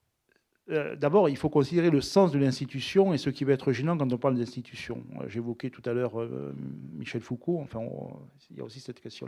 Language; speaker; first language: French; native; French